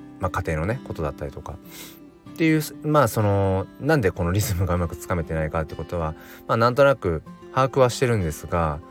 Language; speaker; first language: Japanese; native; Japanese